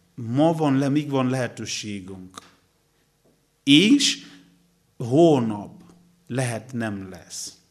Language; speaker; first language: Hungarian; non-native, learner; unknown